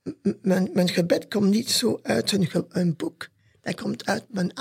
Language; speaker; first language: Dutch; non-native, local second language; French